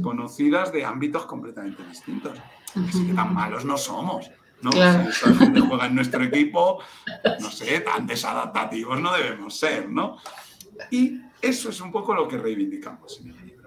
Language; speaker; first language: Spanish; native; Spanish